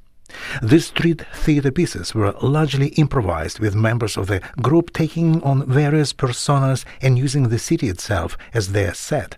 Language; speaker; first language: English; non-native, fluent; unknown